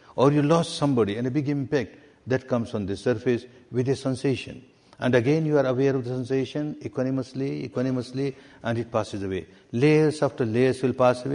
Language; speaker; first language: English; non-native, fluent; Burmese